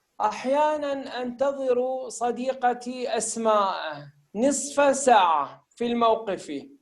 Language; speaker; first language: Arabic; non-native, fluent; Turkish